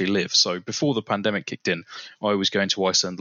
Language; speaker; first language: English; native; English